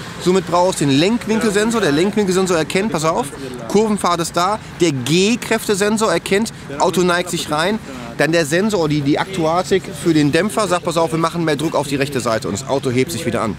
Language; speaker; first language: German; native; German